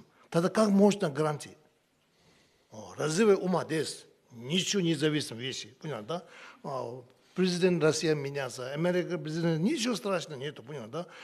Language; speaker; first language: Russian; non-native, learner; Tibetan